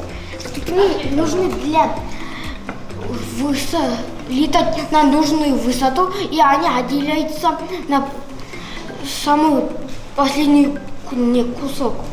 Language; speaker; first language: Russian; non-native, local second language; Kazakh